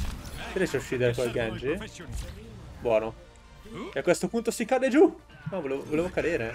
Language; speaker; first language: Italian; native; Italian